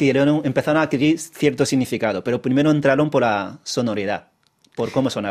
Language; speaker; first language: Spanish; early bilingual, other home language; Chinese